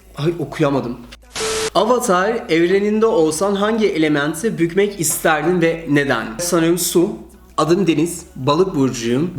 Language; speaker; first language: Turkish; early bilingual, heritage; Turkish